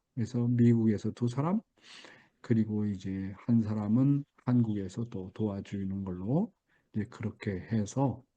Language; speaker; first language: Korean; native; Korean